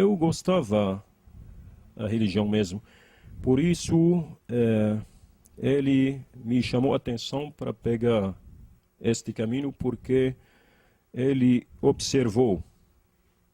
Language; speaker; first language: Portuguese; non-native, learner; Arabic